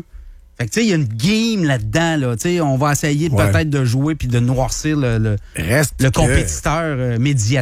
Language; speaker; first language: French; native; French